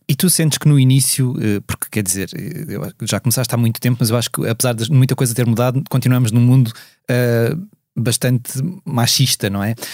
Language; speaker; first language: Portuguese; native; Portuguese